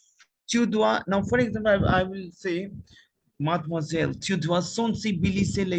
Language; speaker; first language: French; non-native, learner; Hindi